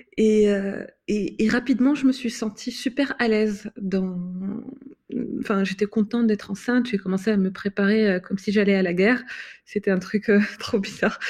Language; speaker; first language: French; non-native, fluent; Arabic